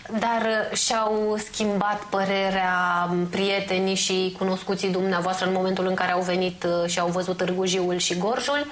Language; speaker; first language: Romanian; native; Romanian